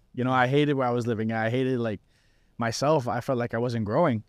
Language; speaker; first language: English; native; English